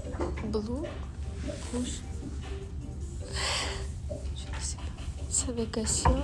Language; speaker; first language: French; non-native, learner; Ukrainian